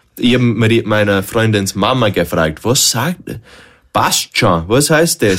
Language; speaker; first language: German; non-native, learner; English